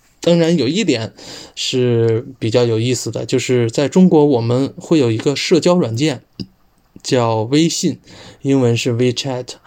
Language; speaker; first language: Chinese; native; Chinese